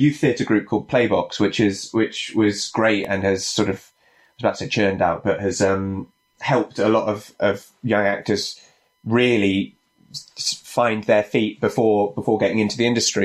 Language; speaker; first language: English; native; English